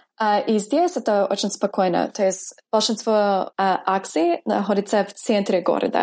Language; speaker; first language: Russian; non-native, fluent; English